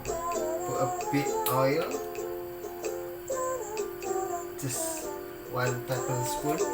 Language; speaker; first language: English; non-native, learner; Indonesian